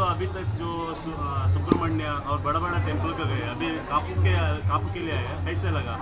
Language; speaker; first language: Hindi; non-native, local second language; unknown